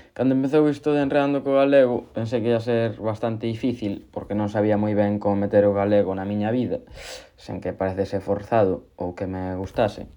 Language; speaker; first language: Galician; non-native, local second language; Spanish